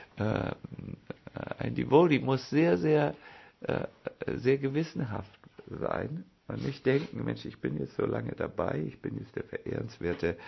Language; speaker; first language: German; native; German